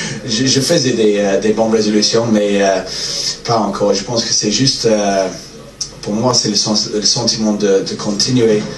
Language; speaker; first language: French; non-native, fluent; English